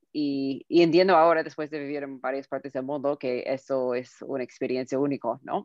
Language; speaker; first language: Spanish; non-native, fluent; English